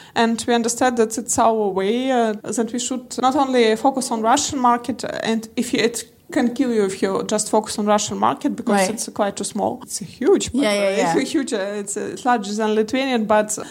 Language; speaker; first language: English; non-native, learner; Russian